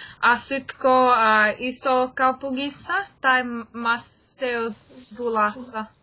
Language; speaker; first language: Finnish; non-native, learner; English